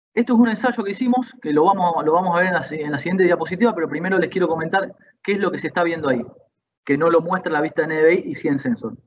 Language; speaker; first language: Spanish; native; Spanish